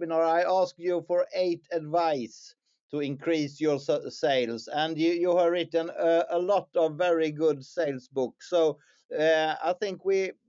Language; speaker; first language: English; non-native, fluent; Swedish